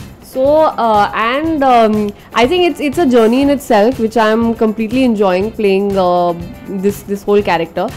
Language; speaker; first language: English; non-native, local second language; Hindi